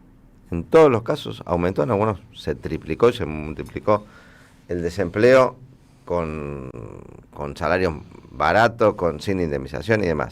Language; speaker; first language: Spanish; native; Spanish